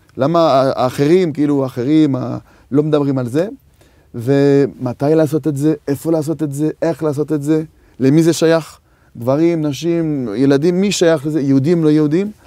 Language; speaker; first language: Hebrew; non-native, fluent; French